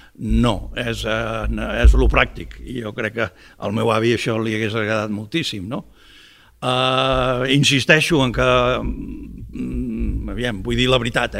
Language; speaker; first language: Catalan; early bilingual, heritage; Catalan